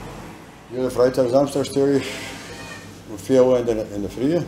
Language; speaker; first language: German; non-native, learner; Bosnian